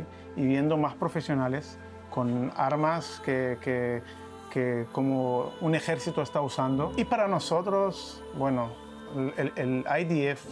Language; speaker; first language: Spanish; non-native, learner; Hebrew